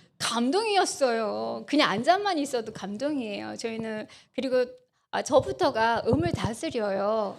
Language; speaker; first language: Korean; native; Korean